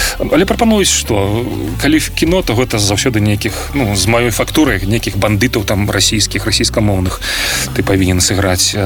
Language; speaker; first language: Belarusian; non-native, local second language; Russian